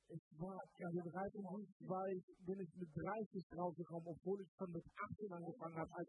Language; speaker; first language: German; non-native, fluent; Russian